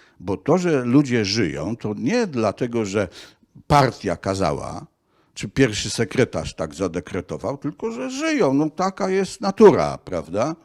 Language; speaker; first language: Polish; native; Polish